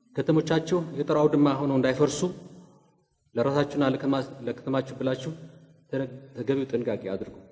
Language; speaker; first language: Amharic; non-native, local second language; Tigrinya